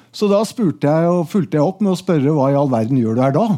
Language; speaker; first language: Norwegian; native; Norwegian